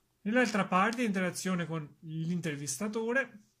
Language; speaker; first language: Italian; native; Italian